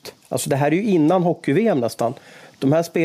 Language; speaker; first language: Swedish; native; Swedish